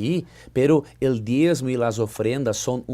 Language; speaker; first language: Spanish; non-native, fluent; Portuguese